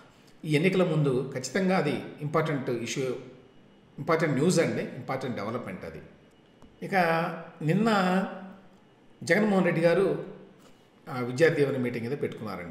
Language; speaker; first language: Telugu; native; Telugu